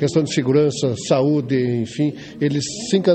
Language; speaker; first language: Portuguese; native; Portuguese